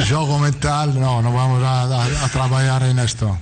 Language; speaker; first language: Portuguese; non-native, learner; Italian